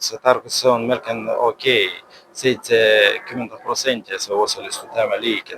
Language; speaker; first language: Finnish; non-native, learner; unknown